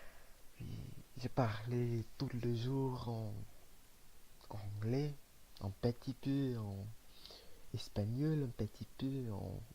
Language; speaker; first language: French; non-native, learner; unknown